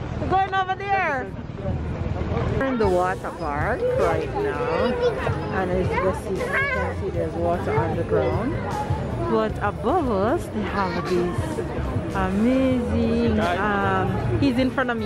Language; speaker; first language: English; native; English